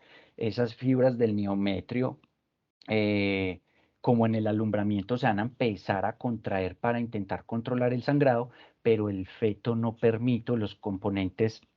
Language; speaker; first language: Spanish; native; Spanish